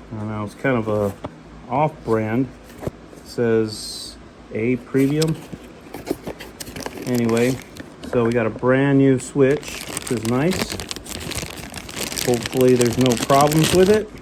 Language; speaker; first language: English; native; English